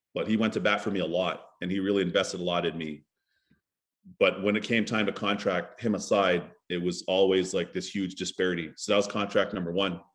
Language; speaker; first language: English; native; English